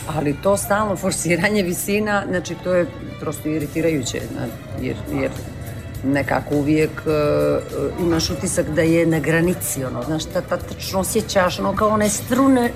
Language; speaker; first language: Croatian; native; Croatian